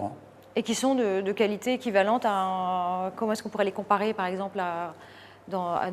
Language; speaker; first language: French; native; French